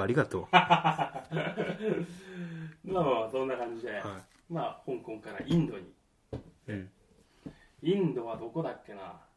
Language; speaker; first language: Japanese; native; Japanese